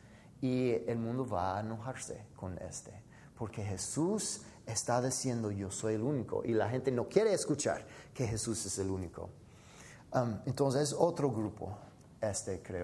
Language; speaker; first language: Spanish; non-native, fluent; English